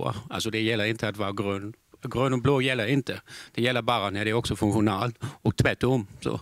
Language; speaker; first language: Swedish; non-native, fluent; German